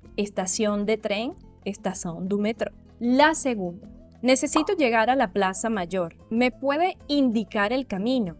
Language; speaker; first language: Spanish; non-native, fluent; Portuguese